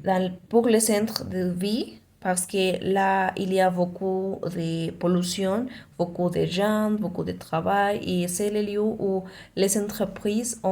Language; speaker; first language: French; non-native, learner; Spanish